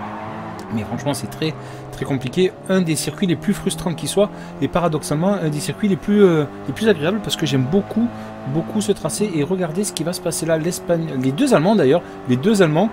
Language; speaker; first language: French; native; French